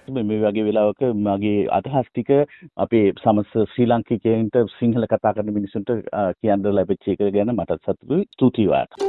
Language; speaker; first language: Sinhala; non-native, local second language; Tamil